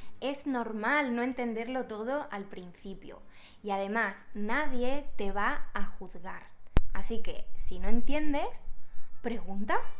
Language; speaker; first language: Spanish; native; Spanish